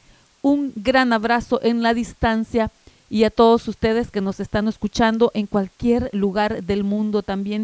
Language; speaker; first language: Spanish; native; Spanish